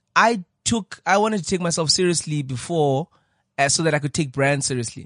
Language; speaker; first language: English; non-native, local second language; Xhosa